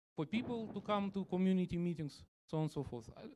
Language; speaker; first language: English; non-native, fluent; Russian